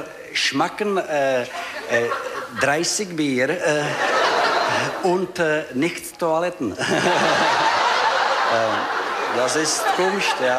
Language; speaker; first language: German; non-native, learner; Czech